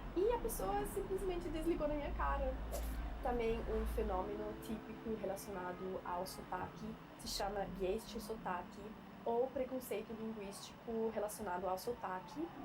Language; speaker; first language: Portuguese; non-native, fluent; Swiss German